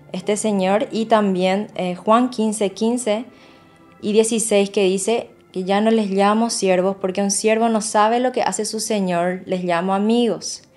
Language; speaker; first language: Spanish; native; Spanish